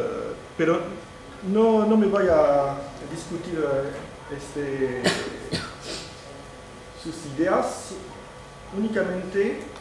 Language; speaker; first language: Spanish; non-native, fluent; French